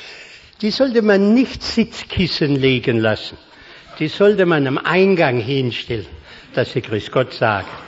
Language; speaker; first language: German; native; German